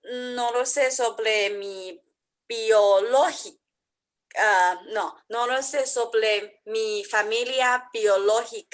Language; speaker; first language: Spanish; non-native, learner; English